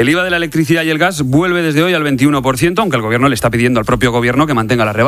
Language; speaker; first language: Spanish; native; Spanish